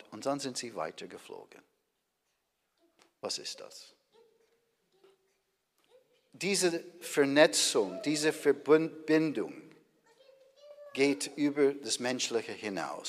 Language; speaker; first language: German; non-native, fluent; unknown